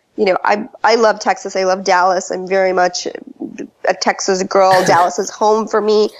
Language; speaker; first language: English; early bilingual, other home language; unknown